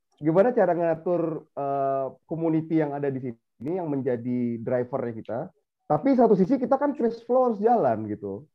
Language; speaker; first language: Indonesian; non-native, local second language; Minangkabau